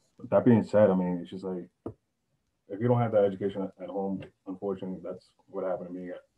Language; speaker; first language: English; native; English